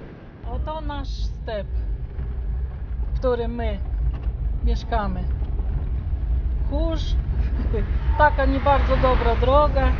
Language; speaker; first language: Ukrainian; early bilingual, heritage; Ukrainian